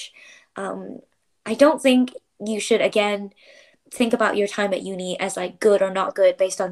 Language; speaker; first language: English; non-native, local second language; Chinese